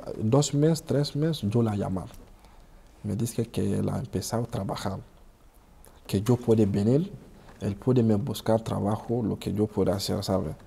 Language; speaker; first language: Spanish; non-native, learner; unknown